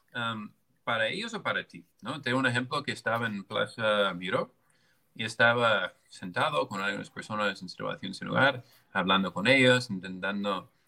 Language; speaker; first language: Spanish; non-native, fluent; English